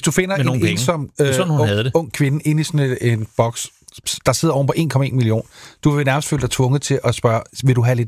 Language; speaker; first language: Danish; native; Danish